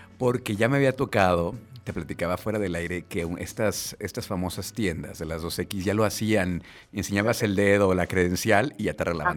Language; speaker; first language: Spanish; native; Spanish